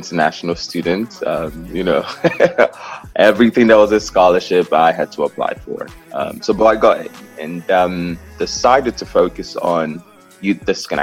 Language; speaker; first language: English; non-native, local second language; Igbo